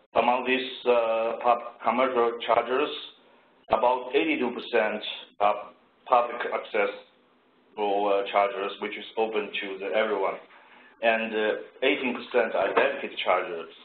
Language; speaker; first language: English; non-native, fluent; Chinese